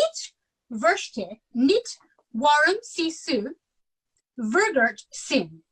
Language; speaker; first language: German; non-native, learner; English